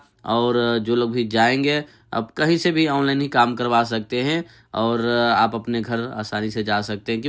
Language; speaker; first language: Hindi; native; Hindi